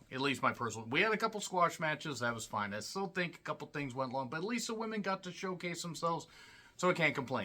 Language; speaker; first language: English; native; English